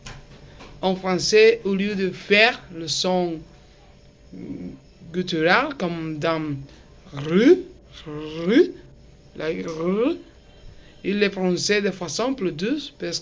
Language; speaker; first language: French; non-native, learner; Spanish